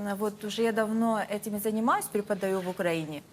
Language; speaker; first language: Russian; non-native, fluent; Persian